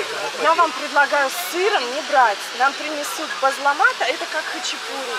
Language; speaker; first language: Russian; native; Russian